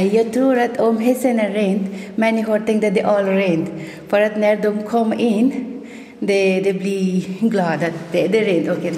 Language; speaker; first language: Swedish; non-native, learner; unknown